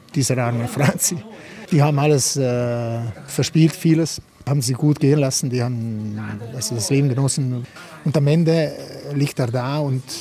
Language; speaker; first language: German; non-native, local second language; Ladin